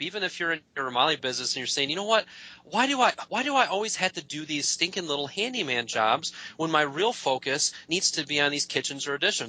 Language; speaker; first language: English; native; English